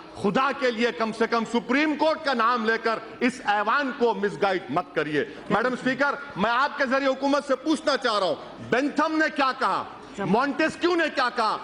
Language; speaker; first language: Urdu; native; Urdu